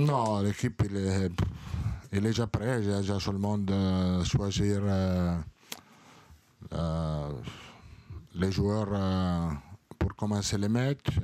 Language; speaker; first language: French; non-native, learner; Italian